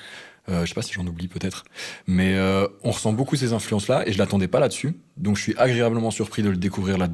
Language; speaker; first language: French; native; French